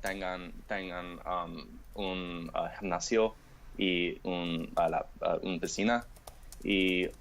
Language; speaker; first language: Spanish; non-native, learner; English